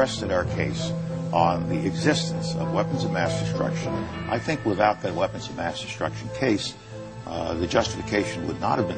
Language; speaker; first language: English; native; English